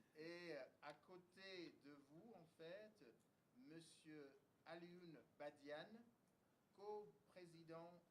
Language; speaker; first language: French; non-native, fluent; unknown